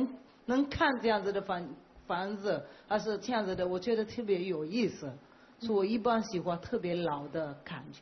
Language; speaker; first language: Chinese; non-native, learner; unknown